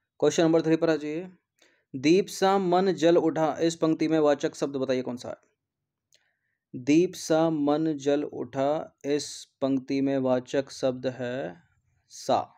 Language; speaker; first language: Hindi; native; Hindi